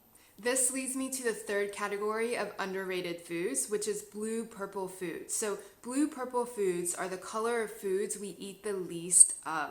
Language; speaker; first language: English; native; English